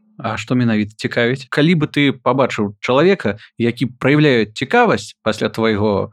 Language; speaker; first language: Belarusian; non-native, local second language; Russian